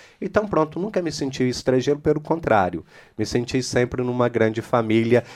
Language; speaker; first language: Portuguese; native; Portuguese